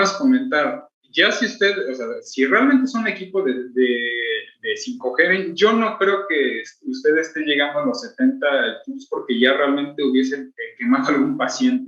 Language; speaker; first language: Spanish; native; Spanish